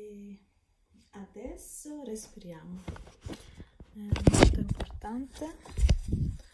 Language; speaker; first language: Italian; non-native, learner; Russian